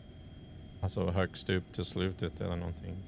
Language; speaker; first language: Swedish; non-native, fluent; English